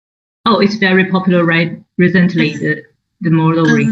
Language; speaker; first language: English; non-native, learner; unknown